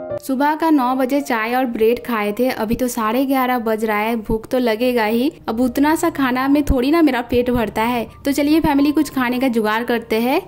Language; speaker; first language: Hindi; non-native, local second language; Bangla